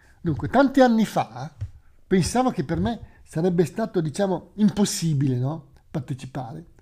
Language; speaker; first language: Italian; native; Italian